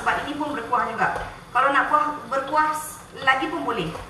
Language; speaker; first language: Malay; non-native, local second language; Tamil